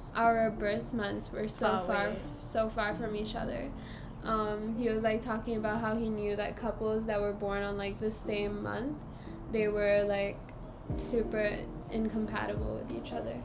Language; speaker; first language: English; native; English